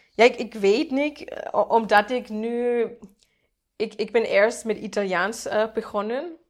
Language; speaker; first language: English; non-native, fluent; German